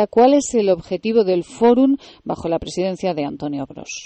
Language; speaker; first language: Spanish; native; Spanish